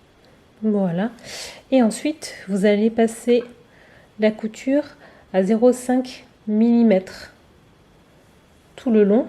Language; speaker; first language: French; native; French